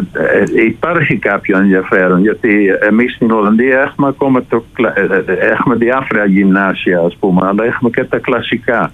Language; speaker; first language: Greek; non-native, fluent; Dutch